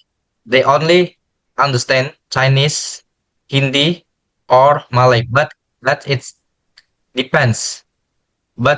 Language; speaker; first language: English; non-native, learner; Indonesian